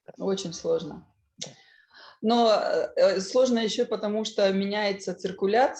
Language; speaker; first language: Russian; native; Russian